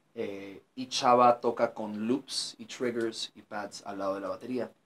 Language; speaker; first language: Spanish; early bilingual, heritage; Spanish